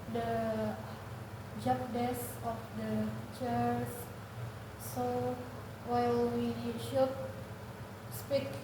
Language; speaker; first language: English; non-native, learner; Indonesian